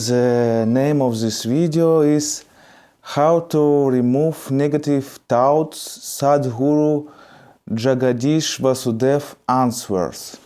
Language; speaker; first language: English; non-native, learner; Russian